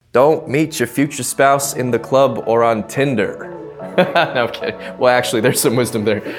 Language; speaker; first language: English; early bilingual, other home language; Korean